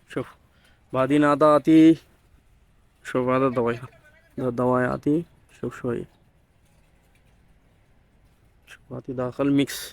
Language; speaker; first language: Arabic; non-native, learner; Bangla